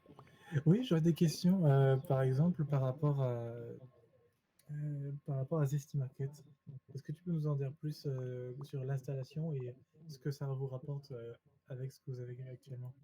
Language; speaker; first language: French; native; French